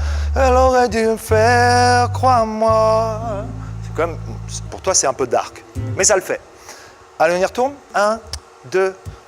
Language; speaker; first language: French; native; French